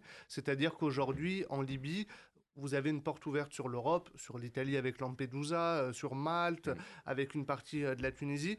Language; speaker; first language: French; native; French